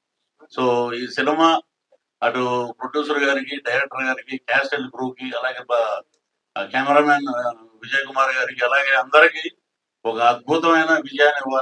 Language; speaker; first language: Telugu; native; Telugu